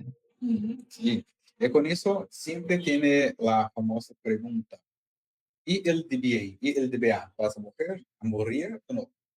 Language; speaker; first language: Spanish; non-native, fluent; Portuguese